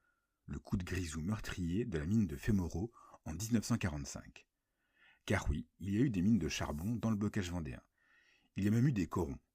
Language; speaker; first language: French; native; French